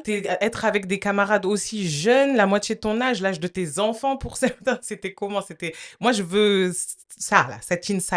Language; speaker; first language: French; native; French